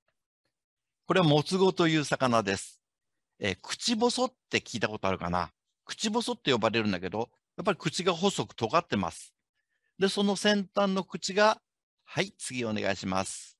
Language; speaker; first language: Japanese; native; Japanese